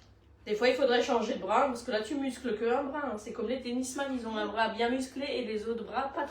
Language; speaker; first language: French; native; French